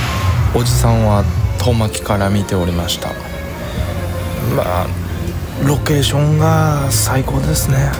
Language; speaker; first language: Japanese; native; Japanese